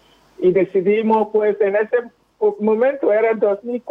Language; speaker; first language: Spanish; non-native, fluent; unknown